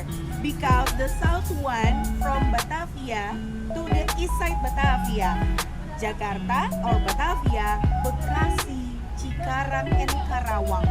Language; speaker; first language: English; non-native, learner; Indonesian